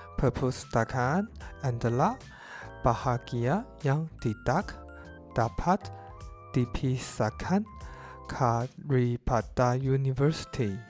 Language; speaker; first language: Malay; non-native, learner; Chinese